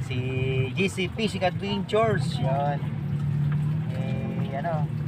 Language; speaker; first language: Filipino; native; Filipino